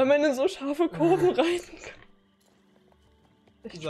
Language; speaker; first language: German; native; German